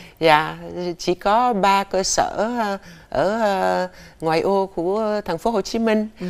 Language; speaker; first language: Vietnamese; non-native, fluent; French